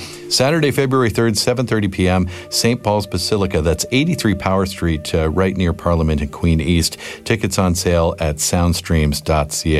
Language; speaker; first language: English; native; English